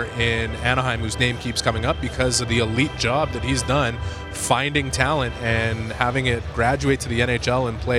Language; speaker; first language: English; native; English